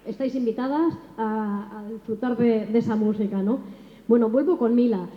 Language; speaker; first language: Spanish; native; Spanish